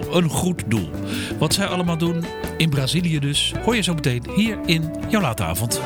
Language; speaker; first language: Dutch; native; Dutch